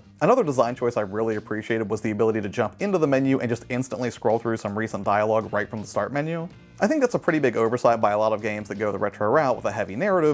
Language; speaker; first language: English; native; English